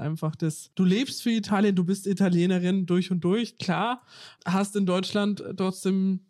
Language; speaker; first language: German; native; German